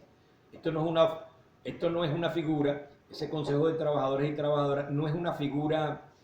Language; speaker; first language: Spanish; native; Spanish